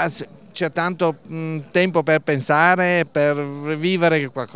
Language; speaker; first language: Italian; non-native, local second language; German